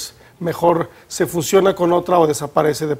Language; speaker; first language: Spanish; native; Spanish